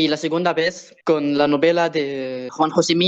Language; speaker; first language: Spanish; non-native, learner; Arabic